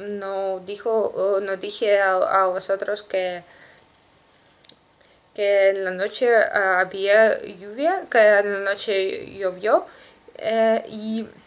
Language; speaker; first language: Spanish; non-native, learner; Russian